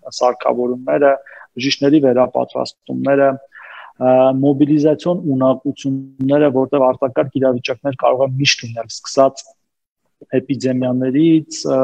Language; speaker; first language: Armenian; native; Armenian